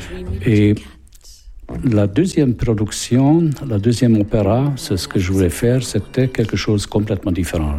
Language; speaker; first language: French; non-native, fluent; Hungarian